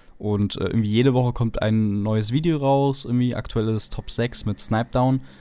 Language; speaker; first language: German; native; German